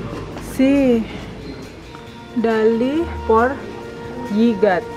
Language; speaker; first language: Spanish; non-native, learner; Indonesian